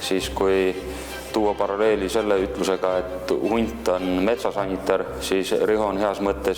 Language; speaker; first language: Estonian; native; Estonian